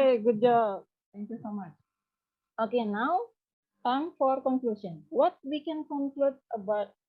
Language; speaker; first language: English; non-native, learner; Indonesian